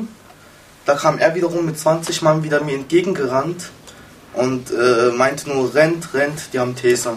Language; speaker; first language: German; early bilingual, other home language; Kurdish